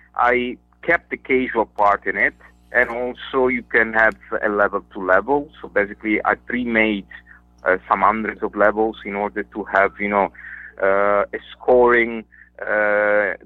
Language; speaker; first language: English; non-native, fluent; Italian